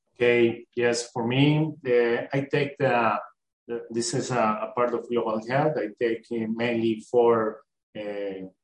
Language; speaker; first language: English; non-native, learner; Spanish